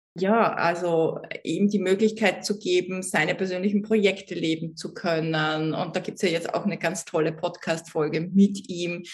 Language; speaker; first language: German; native; German